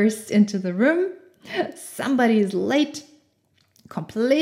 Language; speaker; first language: English; non-native, fluent; German